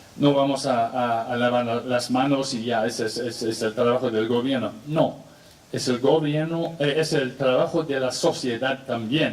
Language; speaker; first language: Spanish; non-native, fluent; English